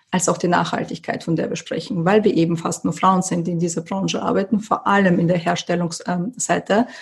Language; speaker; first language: German; early bilingual, other home language; Russian